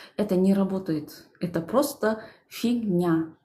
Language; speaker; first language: Russian; non-native, local second language; Kazakh